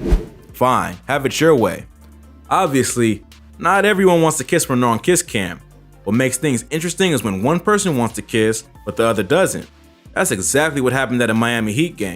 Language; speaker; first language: English; native; English